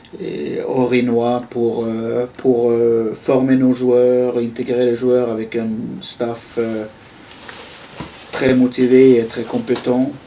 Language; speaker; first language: French; non-native, fluent; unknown